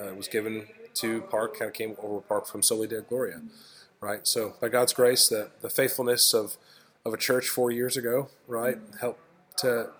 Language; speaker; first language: English; native; English